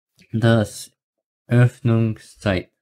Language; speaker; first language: German; non-native, learner; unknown